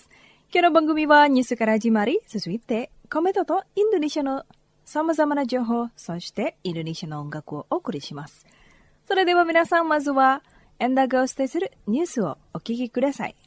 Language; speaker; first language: Japanese; non-native, fluent; Indonesian